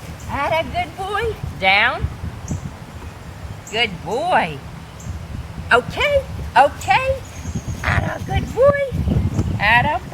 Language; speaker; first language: English; native; English